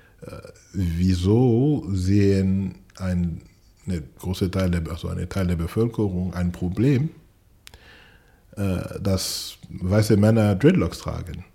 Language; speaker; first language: German; non-native, fluent; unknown